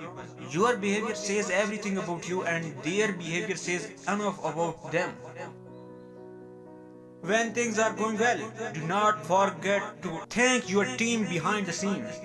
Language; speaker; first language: English; non-native, local second language; Urdu